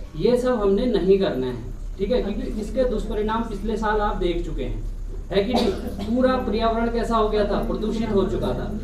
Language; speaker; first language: Hindi; native; Hindi